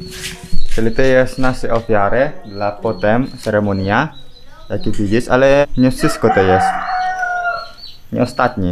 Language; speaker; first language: Polish; non-native, learner; Balinese